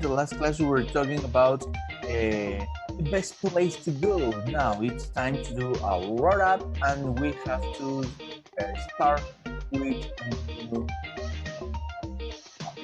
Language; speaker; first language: English; non-native, fluent; Spanish